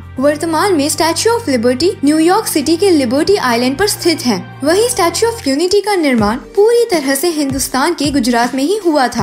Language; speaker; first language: Hindi; native; Hindi